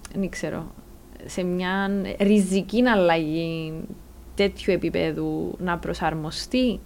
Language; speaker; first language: Greek; native; Greek